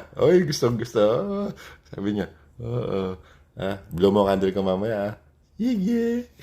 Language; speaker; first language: Filipino; native; Filipino